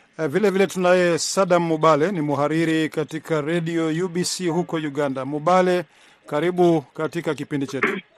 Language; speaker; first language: Swahili; non-native, local second language; Rundi